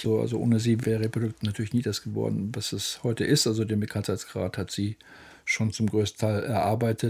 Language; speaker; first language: German; native; German